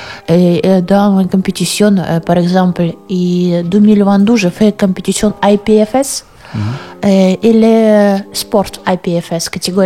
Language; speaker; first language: French; non-native, learner; Russian